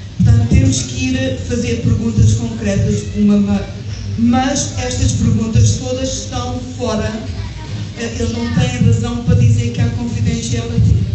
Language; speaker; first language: Portuguese; early bilingual, heritage; English